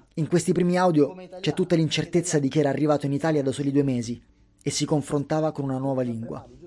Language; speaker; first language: Italian; native; Italian